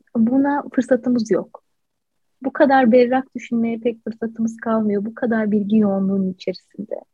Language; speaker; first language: Turkish; native; Turkish